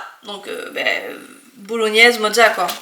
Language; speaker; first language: French; native; French